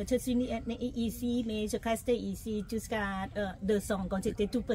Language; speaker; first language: French; non-native, fluent; Thai